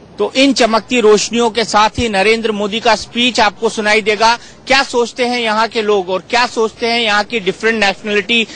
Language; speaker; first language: Hindi; native; Hindi